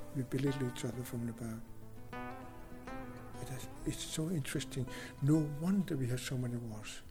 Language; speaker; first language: English; non-native, fluent; Kalaallisut